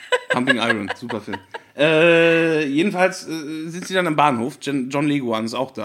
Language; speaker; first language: German; native; German